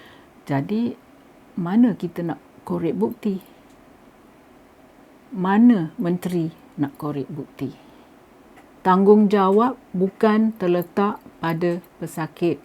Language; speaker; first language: Malay; native; Malay